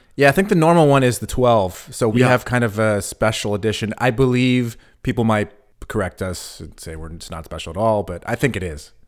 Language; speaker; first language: English; native; English